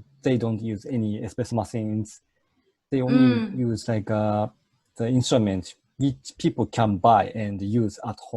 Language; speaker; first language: English; non-native, fluent; Japanese